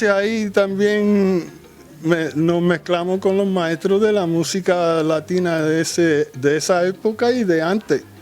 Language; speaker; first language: Spanish; early bilingual, heritage; Spanish